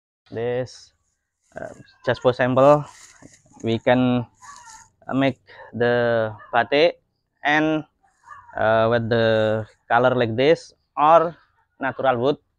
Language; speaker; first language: English; non-native, learner; Indonesian